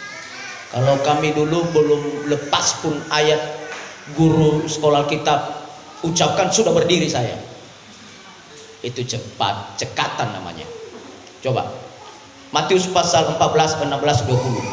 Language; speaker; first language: Indonesian; native; Indonesian